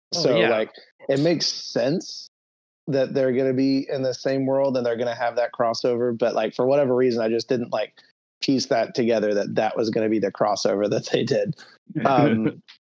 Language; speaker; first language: English; native; English